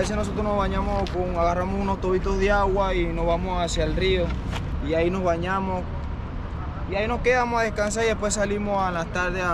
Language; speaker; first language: Spanish; native; Spanish